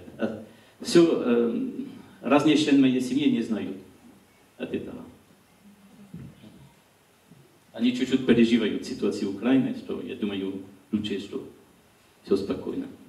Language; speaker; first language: Russian; non-native, learner; French